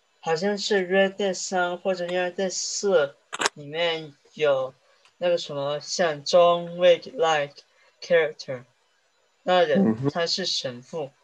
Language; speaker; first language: Chinese; early bilingual, heritage; Chinese